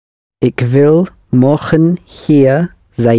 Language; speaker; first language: Dutch; non-native, learner; English